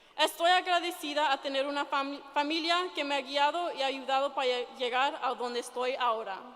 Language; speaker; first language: Spanish; early bilingual, other home language; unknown